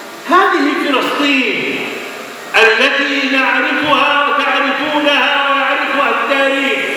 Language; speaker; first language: Arabic; native; Arabic